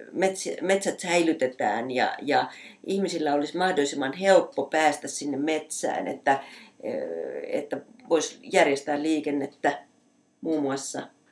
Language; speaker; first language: Finnish; native; Finnish